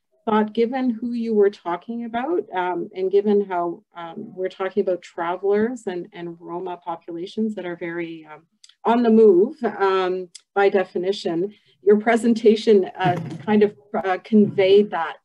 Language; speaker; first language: English; native; English